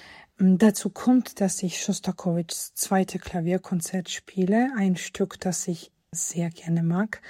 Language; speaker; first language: German; non-native, fluent; Georgian